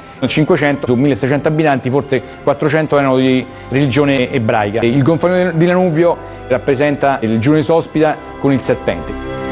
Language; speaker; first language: Italian; native; Italian